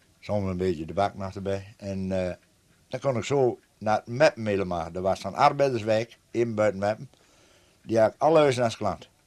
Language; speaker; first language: Dutch; native; Dutch